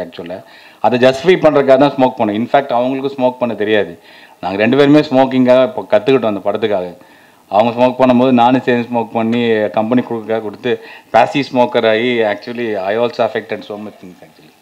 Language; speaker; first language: Tamil; native; Tamil